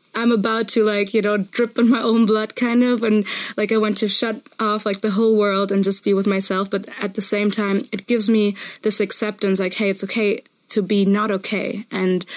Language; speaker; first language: English; non-native, fluent; German